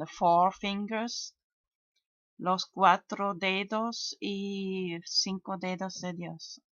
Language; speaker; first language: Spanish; non-native, fluent; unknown